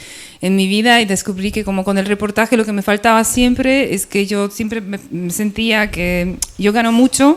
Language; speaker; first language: Spanish; non-native, fluent; Polish